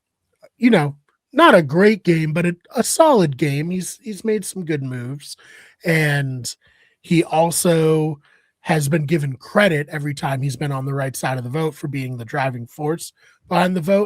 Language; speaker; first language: English; native; English